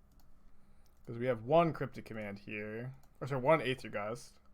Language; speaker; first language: English; native; English